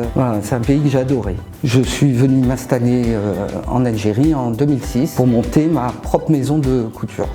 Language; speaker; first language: French; non-native, local second language; Arabic